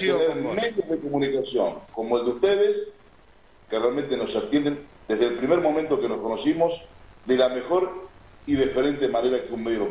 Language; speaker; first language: Spanish; native; Spanish